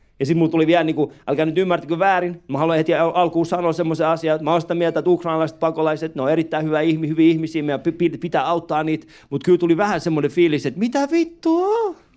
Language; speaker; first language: Finnish; early bilingual, other home language; Persian